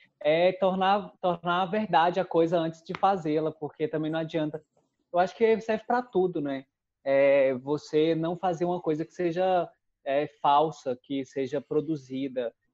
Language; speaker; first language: Portuguese; native; Portuguese